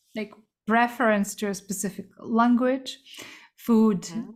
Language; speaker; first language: English; early bilingual, other home language; Korean